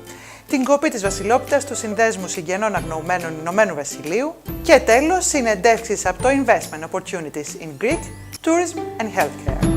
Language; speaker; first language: Greek; native; Greek